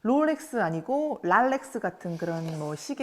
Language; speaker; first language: Korean; native; Korean